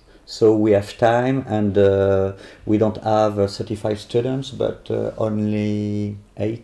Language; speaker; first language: English; non-native, learner; French